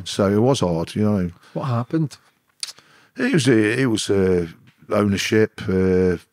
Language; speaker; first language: English; native; English